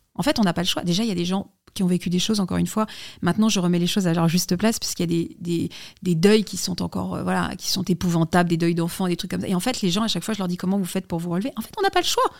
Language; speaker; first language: French; native; French